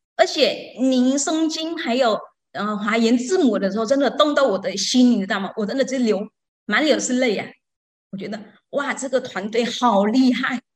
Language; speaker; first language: Chinese; non-native, learner; Vietnamese